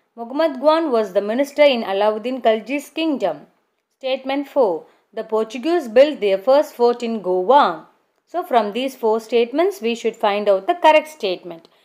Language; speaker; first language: English; non-native, local second language; Tamil